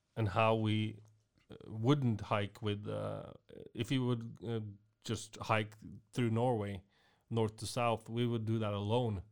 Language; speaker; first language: English; non-native, fluent; Norwegian